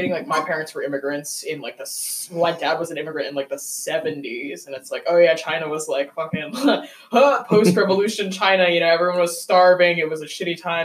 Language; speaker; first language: English; non-native, local second language; Cantonese